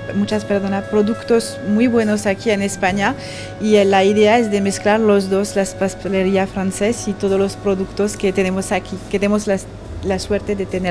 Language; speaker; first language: Spanish; non-native, learner; French